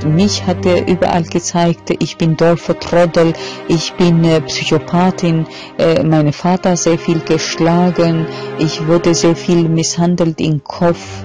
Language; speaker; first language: German; non-native, fluent; Albanian